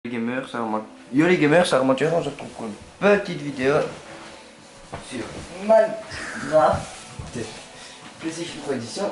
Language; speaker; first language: French; native; French